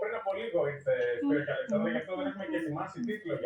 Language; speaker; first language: Greek; native; Greek